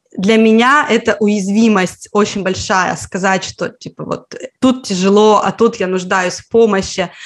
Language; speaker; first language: Russian; native; Russian